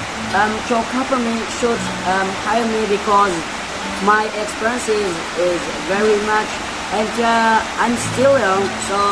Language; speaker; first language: English; non-native, learner; Indonesian